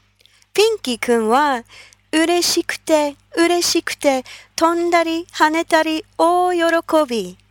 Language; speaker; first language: Japanese; non-native, fluent; English